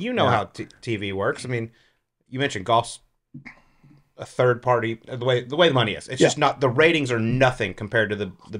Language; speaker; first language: English; native; English